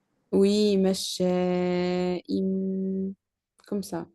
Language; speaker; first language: French; non-native, learner; Arabic